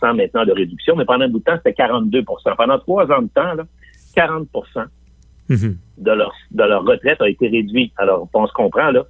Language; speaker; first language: French; native; French